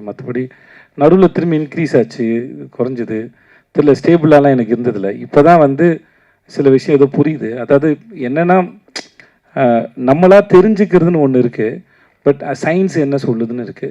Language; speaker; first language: Tamil; native; Tamil